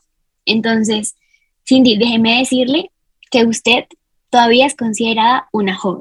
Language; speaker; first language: Spanish; native; Spanish